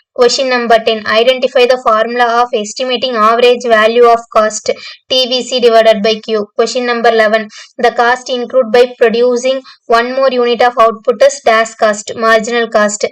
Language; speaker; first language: English; non-native, local second language; Tamil